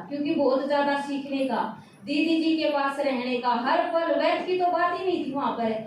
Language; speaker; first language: Hindi; native; Hindi